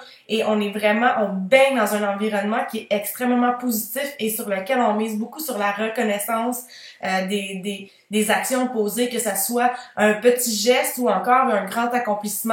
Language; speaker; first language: French; native; French